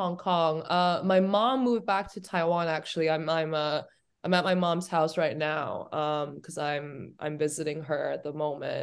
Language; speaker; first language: English; native; English